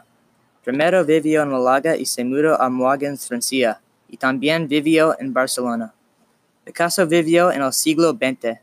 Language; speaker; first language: Spanish; non-native, learner; English